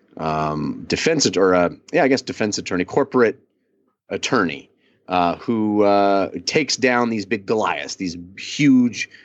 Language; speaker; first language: English; early bilingual, other home language; Italian